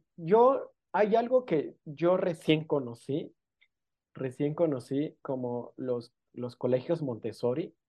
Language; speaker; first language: Spanish; non-native, local second language; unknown